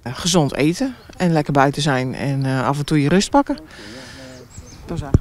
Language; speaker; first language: Dutch; native; Dutch